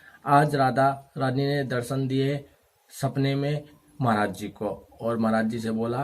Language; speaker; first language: Hindi; native; Hindi